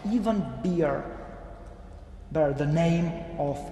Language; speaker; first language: English; non-native, fluent; Czech